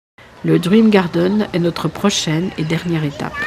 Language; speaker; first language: French; native; French